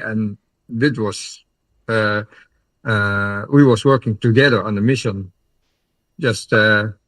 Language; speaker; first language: English; non-native, learner; Dutch